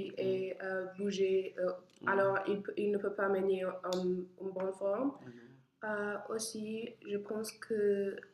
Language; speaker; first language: French; non-native, learner; English